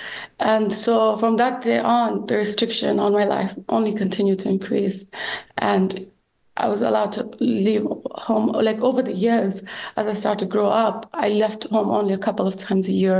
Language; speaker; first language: English; non-native, fluent; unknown